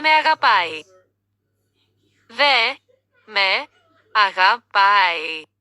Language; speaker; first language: Greek; non-native, learner; Ukrainian